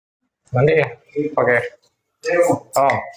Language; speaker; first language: Indonesian; non-native, learner; Vietnamese